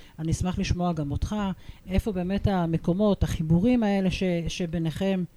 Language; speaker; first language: Hebrew; native; Hebrew